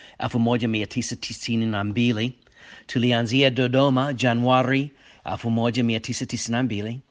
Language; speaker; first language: Swahili; non-native, fluent; English